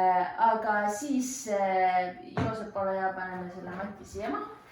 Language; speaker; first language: Estonian; native; Estonian